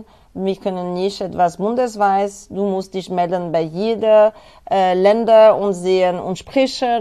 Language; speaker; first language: German; non-native, fluent; French